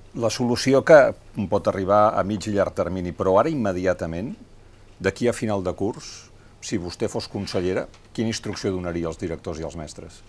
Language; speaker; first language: Catalan; native; Catalan